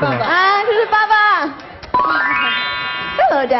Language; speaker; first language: Chinese; non-native, fluent; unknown